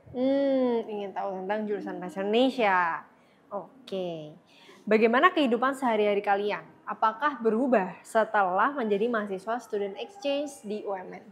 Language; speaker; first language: Indonesian; native; Indonesian